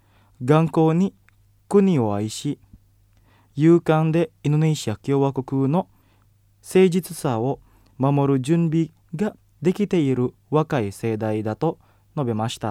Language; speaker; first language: Japanese; non-native, fluent; Indonesian